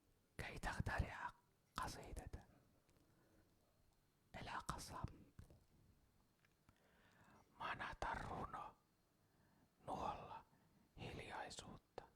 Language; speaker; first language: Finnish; non-native, learner; Arabic